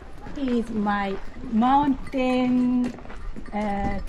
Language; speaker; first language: English; non-native, learner; Japanese